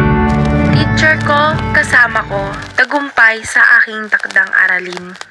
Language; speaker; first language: Filipino; native; Filipino